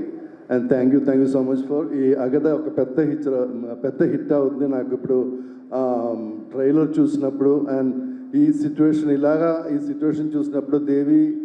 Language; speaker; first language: Telugu; non-native, local second language; Malayalam